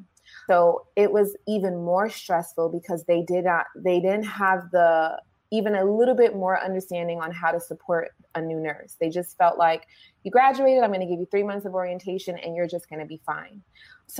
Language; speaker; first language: English; native; English